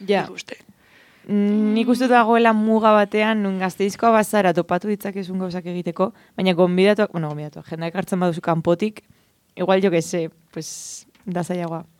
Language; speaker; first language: Basque; non-native, local second language; Spanish